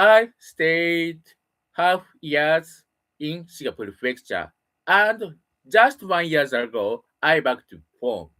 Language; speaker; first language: English; non-native, learner; Japanese